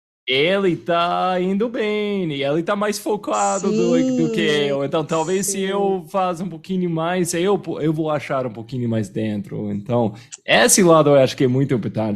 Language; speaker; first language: Portuguese; non-native, fluent; English